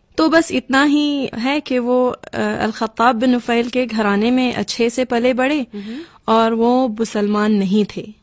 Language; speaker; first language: Urdu; non-native, fluent; Arabic